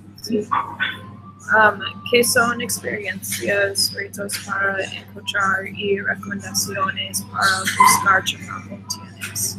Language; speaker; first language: Spanish; non-native, learner; English